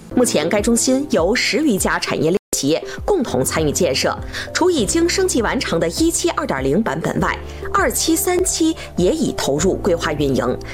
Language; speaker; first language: Chinese; native; Chinese